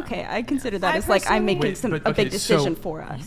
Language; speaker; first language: English; native; English